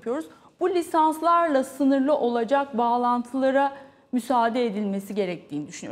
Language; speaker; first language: Turkish; native; Turkish